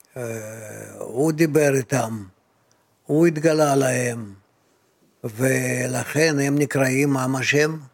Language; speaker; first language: Hebrew; non-native, fluent; Russian